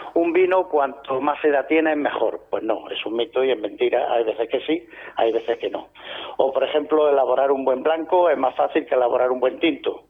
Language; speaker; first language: Spanish; native; Spanish